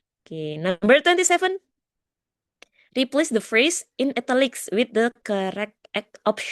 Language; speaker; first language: English; non-native, learner; Indonesian